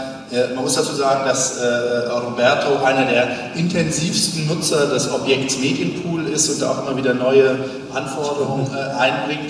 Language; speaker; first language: German; native; German